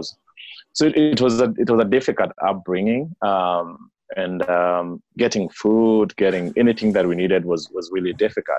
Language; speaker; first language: English; non-native, local second language; Kikuyu